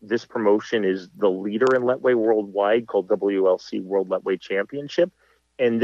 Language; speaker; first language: English; native; English